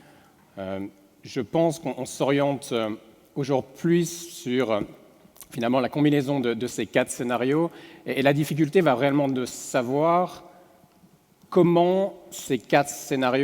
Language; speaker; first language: French; native; French